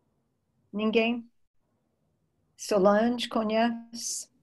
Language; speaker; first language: Portuguese; non-native, fluent; English